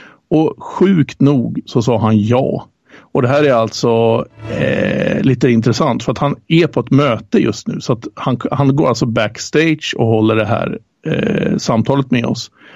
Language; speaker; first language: Swedish; native; Swedish